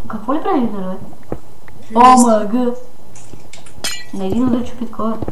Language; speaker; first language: Bulgarian; native; Bulgarian